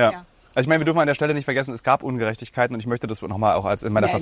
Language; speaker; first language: German; native; German